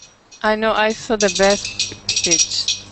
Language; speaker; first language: English; non-native, learner; Spanish